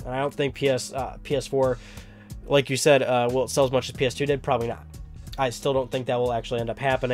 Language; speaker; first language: English; native; English